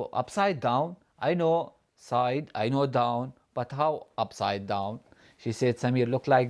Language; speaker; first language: English; non-native, learner; Arabic